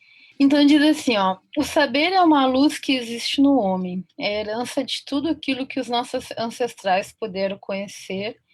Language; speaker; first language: Portuguese; native; Portuguese